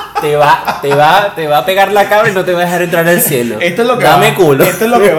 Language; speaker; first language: Spanish; native; Spanish